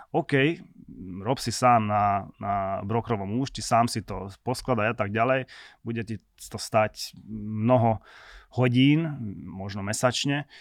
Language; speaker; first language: Slovak; non-native, local second language; Hungarian